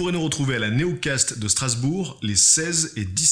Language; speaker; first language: French; native; French